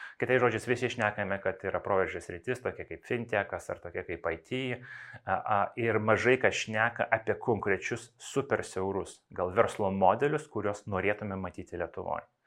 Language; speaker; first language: Lithuanian; non-native, local second language; Russian